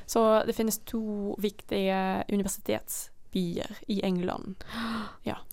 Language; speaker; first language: Norwegian; non-native, fluent; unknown